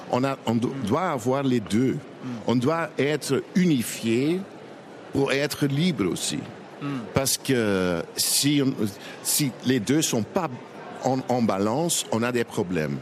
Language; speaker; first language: French; non-native, local second language; Dutch